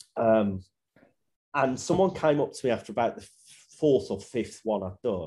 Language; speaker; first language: English; native; English